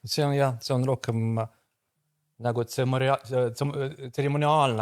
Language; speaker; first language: Estonian; non-native, fluent; Russian